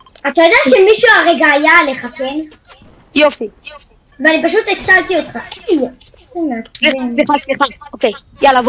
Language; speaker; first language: Hebrew; native; Hebrew